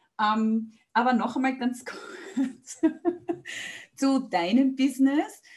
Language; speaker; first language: German; native; German